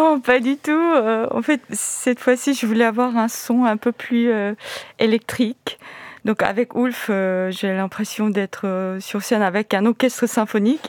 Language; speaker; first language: French; non-native, fluent; Korean